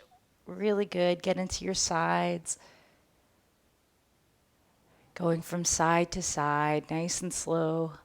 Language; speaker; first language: English; native; English